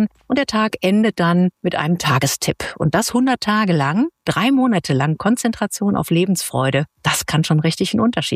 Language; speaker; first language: German; native; German